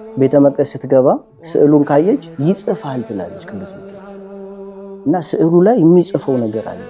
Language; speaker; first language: Amharic; native; Amharic